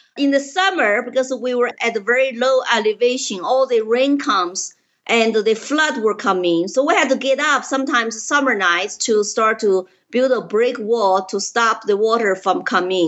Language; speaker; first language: English; non-native, fluent; Chinese